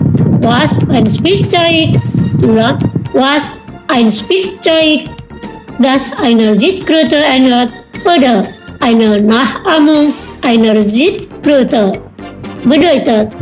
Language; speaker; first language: German; non-native, learner; Indonesian